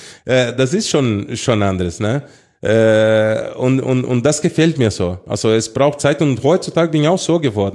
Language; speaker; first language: German; non-native, fluent; Portuguese